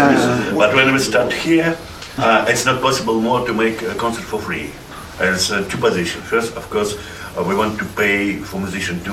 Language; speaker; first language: English; non-native, learner; Russian